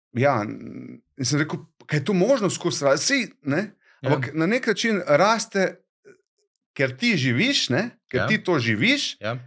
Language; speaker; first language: Slovenian; native; Slovenian